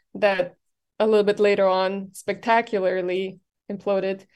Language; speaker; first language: English; non-native, fluent; German